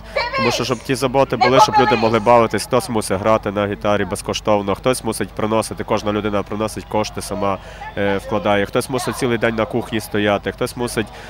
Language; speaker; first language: Ukrainian; native; Ukrainian